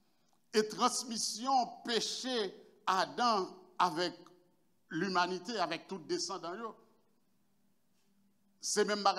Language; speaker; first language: French; non-native, local second language; Haitian Creole